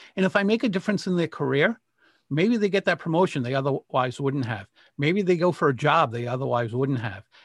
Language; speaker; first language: English; native; English